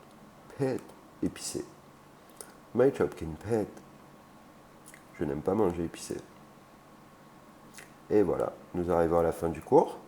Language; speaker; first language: French; native; French